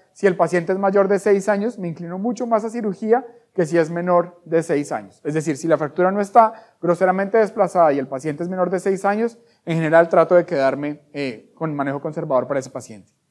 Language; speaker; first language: Spanish; native; Spanish